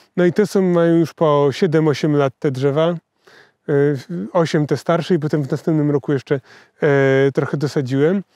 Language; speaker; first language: Polish; native; Polish